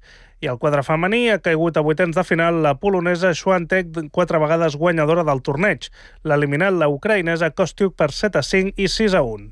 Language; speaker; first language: Catalan; native; Catalan